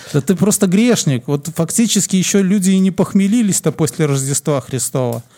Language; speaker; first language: Russian; native; Russian